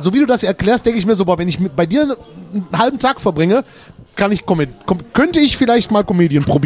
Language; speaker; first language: German; native; German